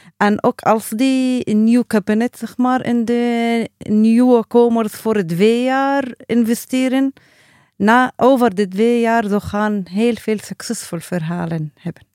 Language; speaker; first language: Dutch; non-native, learner; Arabic